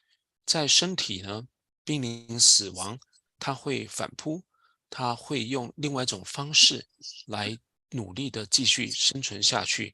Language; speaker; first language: Chinese; native; Chinese